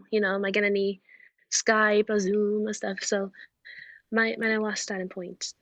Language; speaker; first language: Welsh; non-native, fluent; English